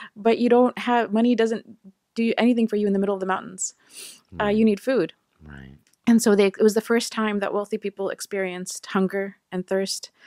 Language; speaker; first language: English; native; English